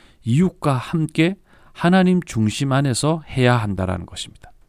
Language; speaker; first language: Korean; native; Korean